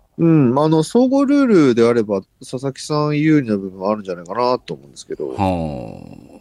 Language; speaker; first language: Japanese; native; Japanese